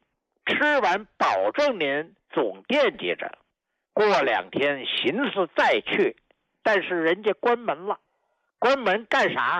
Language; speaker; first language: Chinese; native; Chinese